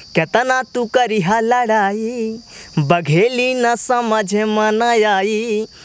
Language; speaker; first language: Hindi; native; Hindi